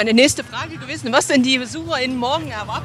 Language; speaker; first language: German; native; German